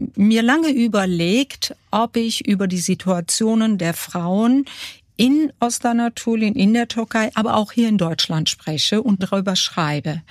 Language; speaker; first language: German; early bilingual, other home language; Kurdish